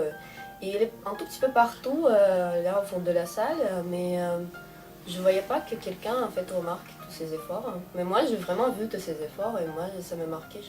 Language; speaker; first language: French; non-native, fluent; Russian